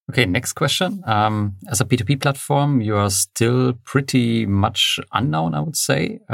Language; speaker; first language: English; non-native, fluent; German